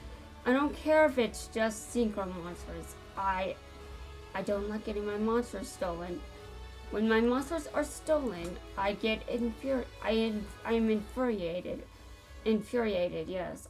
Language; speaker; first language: English; native; English